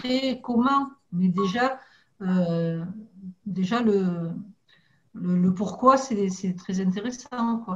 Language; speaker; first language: French; native; French